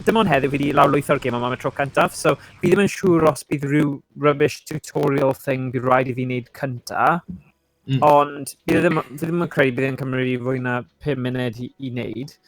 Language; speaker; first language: Welsh; non-native, local second language; English